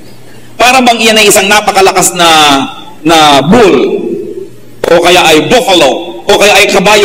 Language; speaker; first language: Filipino; native; Filipino